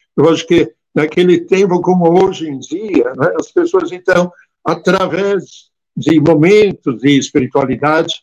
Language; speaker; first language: Portuguese; non-native, fluent; Italian